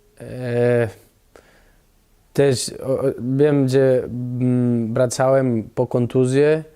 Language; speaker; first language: Polish; non-native, learner; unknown